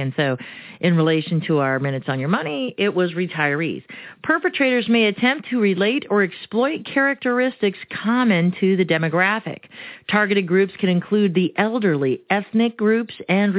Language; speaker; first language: English; early bilingual, other home language; Romanian